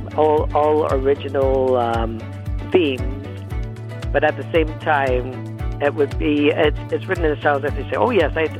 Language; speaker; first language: English; native; English